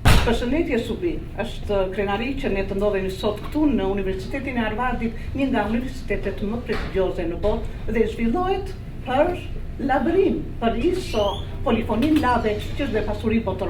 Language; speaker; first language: Albanian; native; Albanian